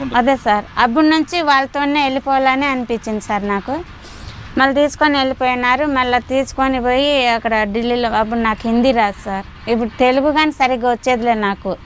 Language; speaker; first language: Telugu; native; Telugu